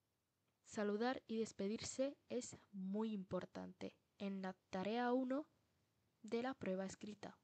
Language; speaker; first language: Spanish; non-native, fluent; Bangla